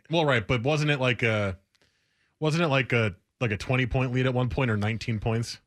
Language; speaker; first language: English; native; English